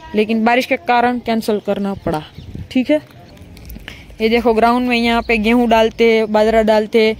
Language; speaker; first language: Hindi; non-native, local second language; Gujarati